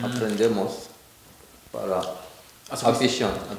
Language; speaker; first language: Spanish; non-native, learner; Korean